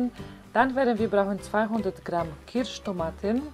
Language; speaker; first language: German; non-native, fluent; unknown